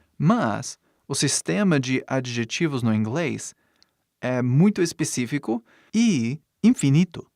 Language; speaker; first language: Portuguese; non-native, fluent; English